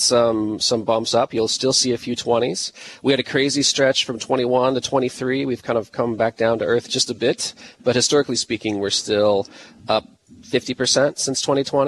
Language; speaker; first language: English; native; English